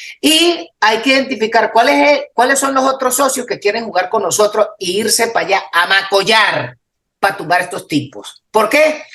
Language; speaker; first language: Spanish; native; Spanish